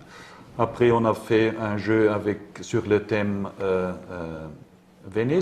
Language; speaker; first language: French; non-native, learner; German